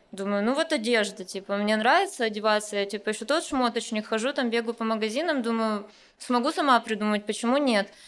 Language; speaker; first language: Russian; native; Russian